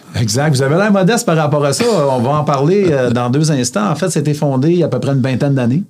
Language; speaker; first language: French; native; French